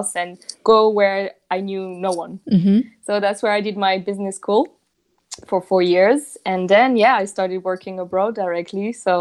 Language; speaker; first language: English; non-native, fluent; French